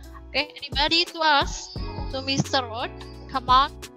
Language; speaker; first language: English; non-native, learner; Indonesian